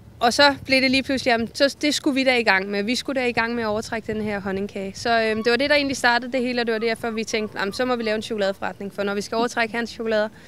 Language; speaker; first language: Danish; native; Danish